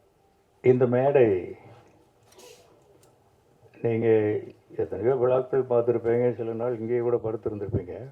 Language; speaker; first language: Tamil; native; Tamil